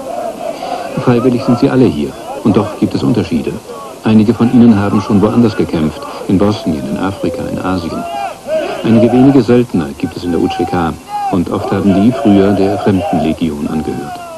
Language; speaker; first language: German; native; German